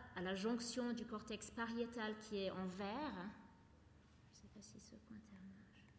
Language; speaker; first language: French; non-native, fluent; English